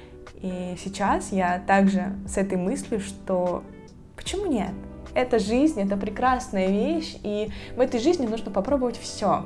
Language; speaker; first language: Russian; native; Russian